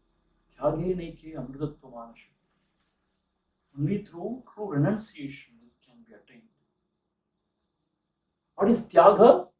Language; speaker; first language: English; non-native, local second language; Tamil